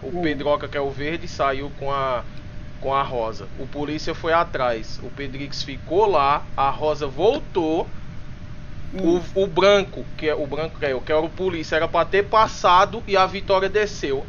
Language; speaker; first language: Portuguese; native; Portuguese